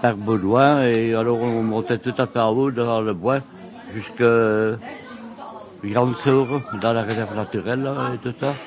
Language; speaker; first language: French; native; French